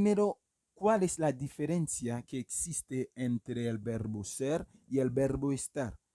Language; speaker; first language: Spanish; non-native, fluent; Haitian Creole